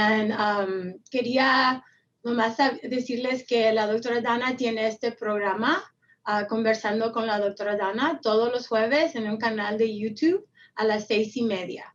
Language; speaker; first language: Spanish; early bilingual, heritage; Spanish